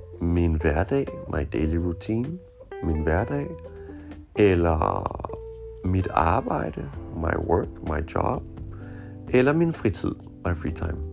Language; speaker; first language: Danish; non-native, fluent; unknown